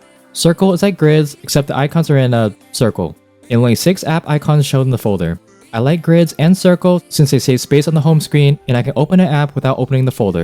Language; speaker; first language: English; native; English